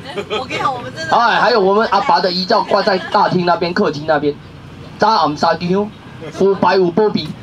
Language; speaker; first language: Chinese; non-native, fluent; Vietnamese